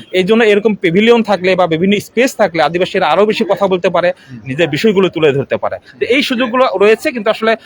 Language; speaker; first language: Bangla; non-native, local second language; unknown